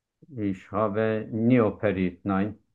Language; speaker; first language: German; non-native, learner; Turkish